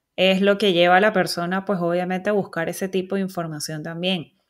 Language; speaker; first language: Spanish; native; Spanish